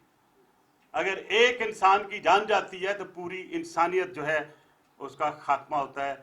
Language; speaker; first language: Urdu; native; Urdu